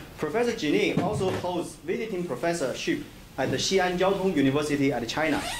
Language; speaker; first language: English; non-native, fluent; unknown